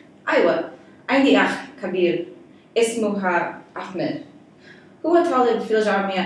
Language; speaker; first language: Arabic; non-native, learner; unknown